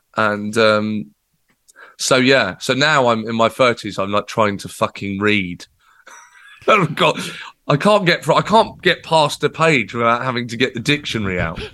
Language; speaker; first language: English; native; English